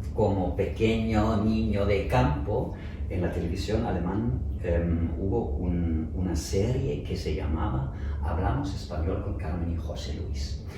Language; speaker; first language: Spanish; non-native, fluent; German